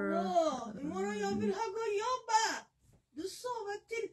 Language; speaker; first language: Swedish; non-native, learner; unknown